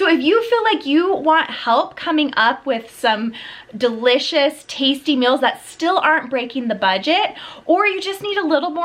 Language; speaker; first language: English; native; English